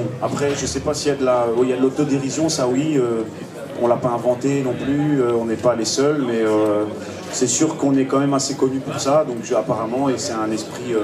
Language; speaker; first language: French; native; French